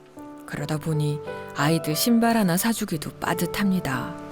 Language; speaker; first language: Korean; native; Korean